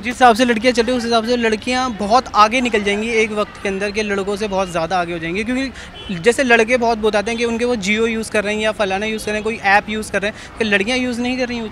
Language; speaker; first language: Hindi; native; Hindi